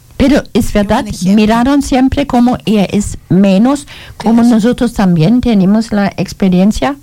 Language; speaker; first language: Spanish; non-native, learner; German